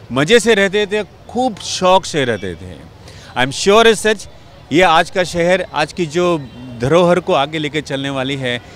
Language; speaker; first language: Hindi; non-native, local second language; Gujarati